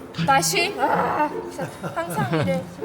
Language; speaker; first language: Korean; non-native, learner; Russian